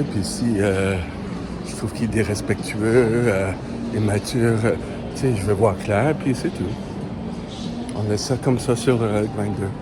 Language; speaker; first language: French; native; French